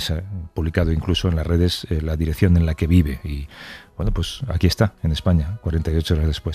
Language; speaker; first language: Spanish; native; Spanish